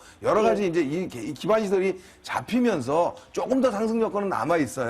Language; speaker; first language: Korean; native; Korean